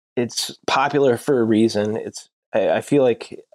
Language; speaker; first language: English; native; English